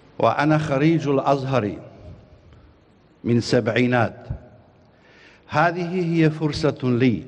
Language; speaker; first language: Arabic; non-native, fluent; Bosnian